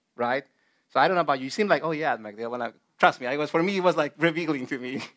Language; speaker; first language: English; non-native, fluent; Spanish